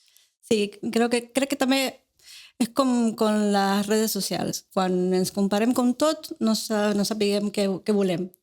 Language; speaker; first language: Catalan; non-native, learner; Spanish